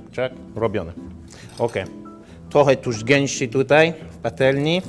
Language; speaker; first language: Polish; non-native, learner; French